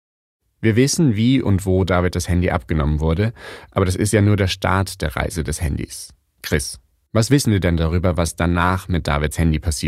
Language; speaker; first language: German; native; German